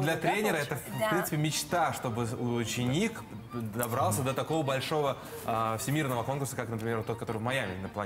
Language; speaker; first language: Russian; native; Russian